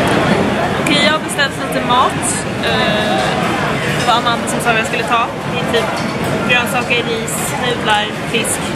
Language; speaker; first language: Swedish; native; Swedish